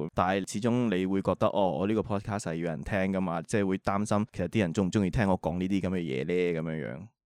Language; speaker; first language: Cantonese; native; Cantonese